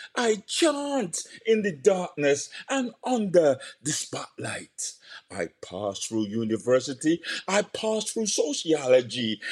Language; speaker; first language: English; native; English